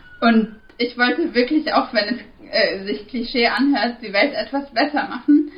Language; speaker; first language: German; non-native, fluent; Arabic